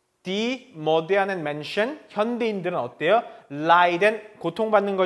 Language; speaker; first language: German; non-native, fluent; Korean